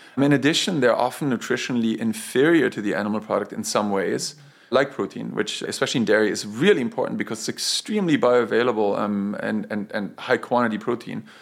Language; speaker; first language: English; non-native, fluent; German